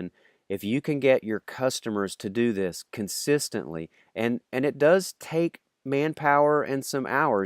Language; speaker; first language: English; native; English